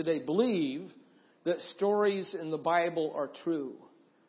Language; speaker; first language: English; native; English